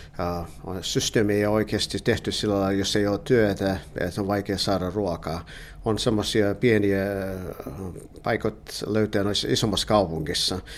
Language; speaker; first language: Finnish; early bilingual, heritage; English